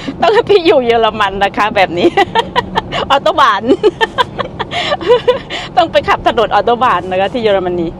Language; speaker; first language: Thai; native; Thai